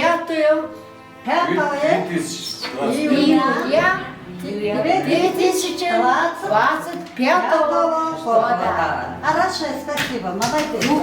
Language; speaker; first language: Russian; non-native, fluent; Mongolian